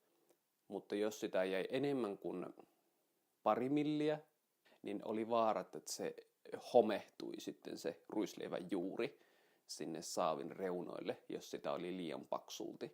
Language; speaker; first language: Finnish; native; Finnish